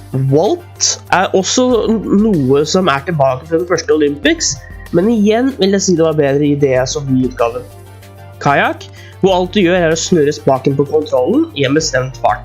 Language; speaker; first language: Norwegian; native; Norwegian